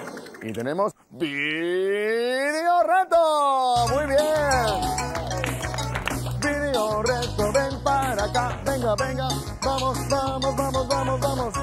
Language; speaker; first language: Spanish; native; Spanish